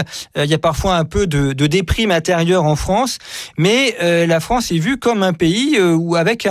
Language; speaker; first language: French; native; French